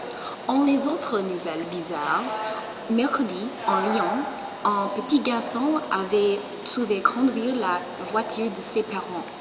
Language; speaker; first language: French; non-native, learner; English